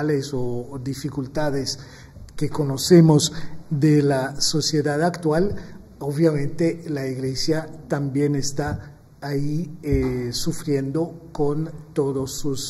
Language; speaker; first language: Spanish; non-native, fluent; Maltese